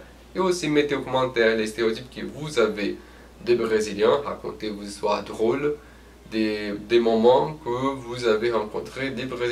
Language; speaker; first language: French; non-native, fluent; Portuguese